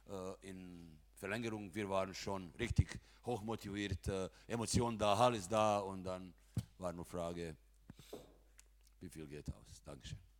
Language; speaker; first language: German; non-native, fluent; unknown